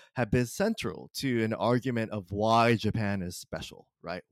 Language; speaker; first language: English; early bilingual, other home language; Japanese